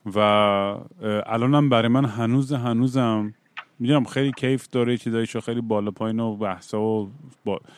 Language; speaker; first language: Persian; native; Persian